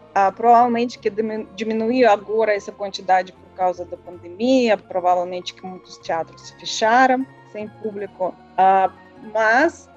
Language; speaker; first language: Portuguese; non-native, learner; Russian